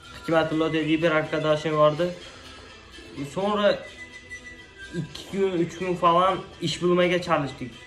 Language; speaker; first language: Turkish; non-native, learner; Uzbek